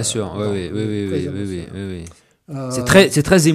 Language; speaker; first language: French; native; French